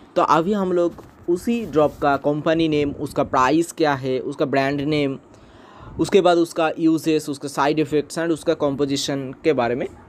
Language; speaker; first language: Hindi; non-native, local second language; Bangla